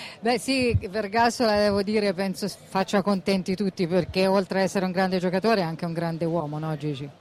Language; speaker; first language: Italian; native; Italian